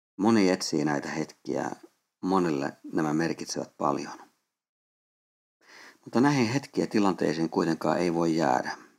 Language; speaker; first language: Finnish; native; Finnish